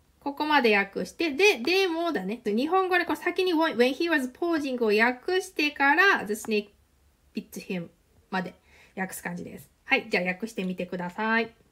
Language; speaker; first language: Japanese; native; Japanese